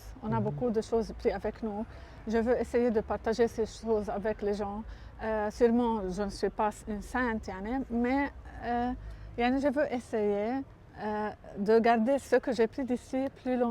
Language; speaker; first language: French; non-native, local second language; Arabic